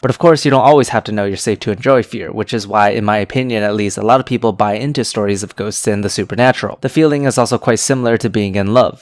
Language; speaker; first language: English; native; English